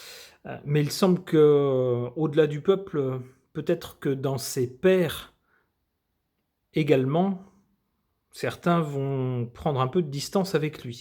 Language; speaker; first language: French; native; French